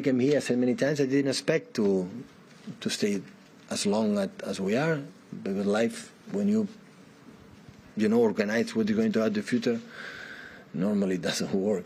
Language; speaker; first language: English; non-native, fluent; Spanish